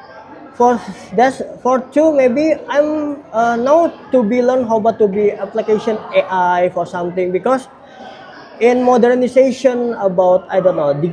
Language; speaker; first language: English; non-native, learner; Indonesian